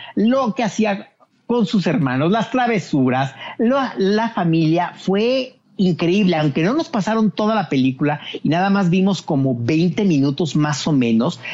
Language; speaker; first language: Spanish; native; Spanish